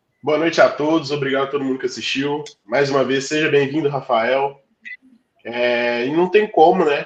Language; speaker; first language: Portuguese; native; Portuguese